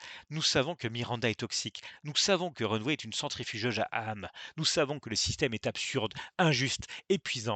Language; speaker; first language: French; native; French